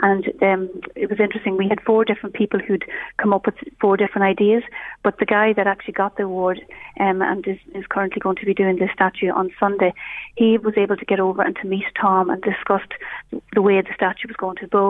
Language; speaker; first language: English; native; English